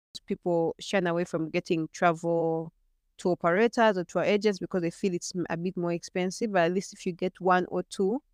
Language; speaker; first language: English; non-native, local second language; Ganda